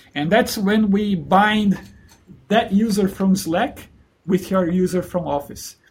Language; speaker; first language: English; non-native, fluent; Portuguese